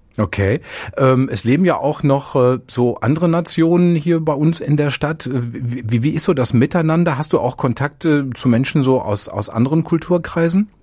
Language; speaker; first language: German; native; German